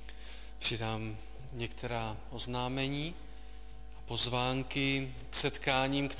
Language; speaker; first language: Czech; native; Czech